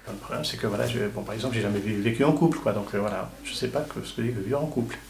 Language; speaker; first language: French; native; French